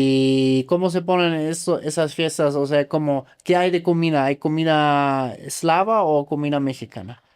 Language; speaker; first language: Spanish; non-native, fluent; German